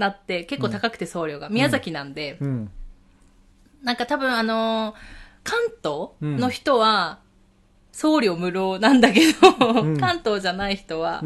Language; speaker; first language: Japanese; native; Japanese